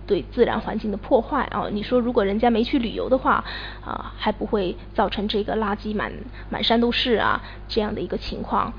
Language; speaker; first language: Chinese; native; Chinese